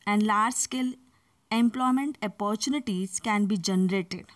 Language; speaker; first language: English; non-native, local second language; Marathi